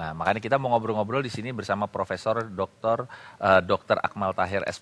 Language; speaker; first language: Indonesian; native; Indonesian